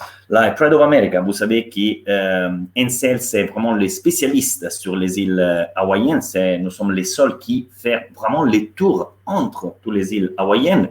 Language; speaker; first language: French; non-native, fluent; Italian